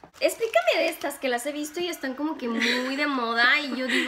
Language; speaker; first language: Spanish; native; Spanish